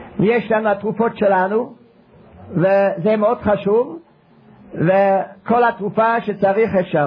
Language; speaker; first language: Hebrew; non-native, fluent; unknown